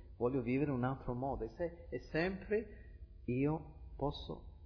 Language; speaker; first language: Italian; early bilingual, heritage; Italian